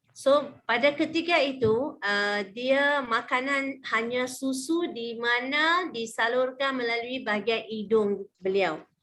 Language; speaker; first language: Malay; native; Malay